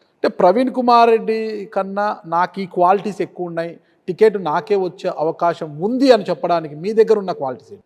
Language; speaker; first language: Telugu; native; Telugu